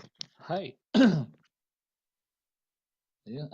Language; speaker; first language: English; non-native, learner; Catalan